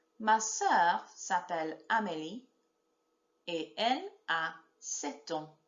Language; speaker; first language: French; non-native, fluent; English